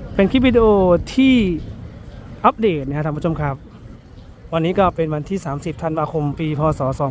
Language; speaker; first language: Thai; native; Thai